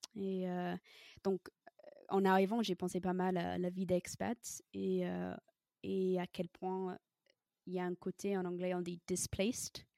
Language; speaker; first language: French; non-native, fluent; English